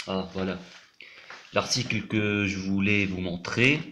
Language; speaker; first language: French; non-native, local second language; Arabic